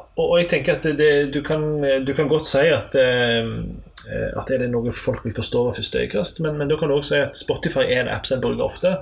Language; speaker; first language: Norwegian; native; Norwegian